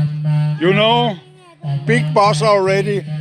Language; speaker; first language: English; non-native, learner; Danish